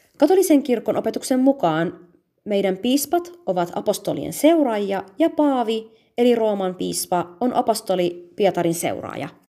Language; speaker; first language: Finnish; early bilingual, other home language; Syriac